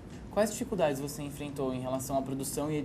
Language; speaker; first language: Portuguese; native; Portuguese